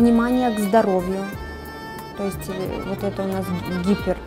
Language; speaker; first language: Russian; native; Russian